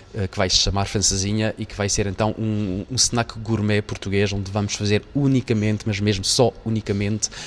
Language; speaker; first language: Portuguese; non-native, fluent; Dutch